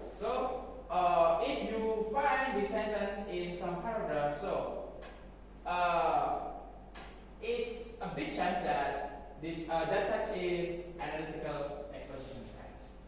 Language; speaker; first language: English; non-native, fluent; Indonesian